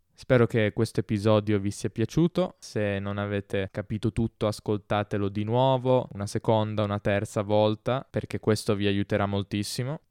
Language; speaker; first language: Italian; native; Italian